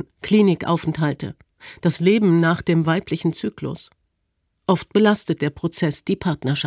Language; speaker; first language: German; native; German